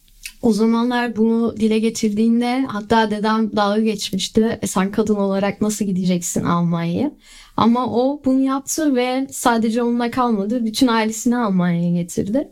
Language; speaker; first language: Turkish; early bilingual, other home language; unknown